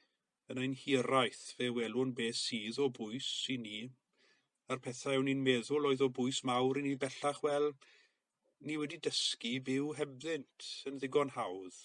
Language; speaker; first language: Welsh; native; Welsh